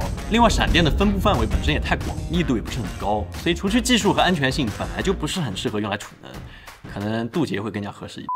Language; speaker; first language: Chinese; native; Chinese